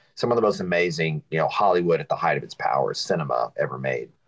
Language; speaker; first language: English; native; English